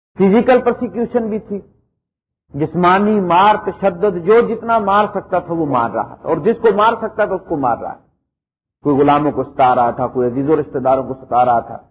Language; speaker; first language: Urdu; native; Urdu